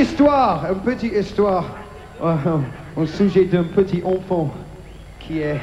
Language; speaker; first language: French; non-native, learner; English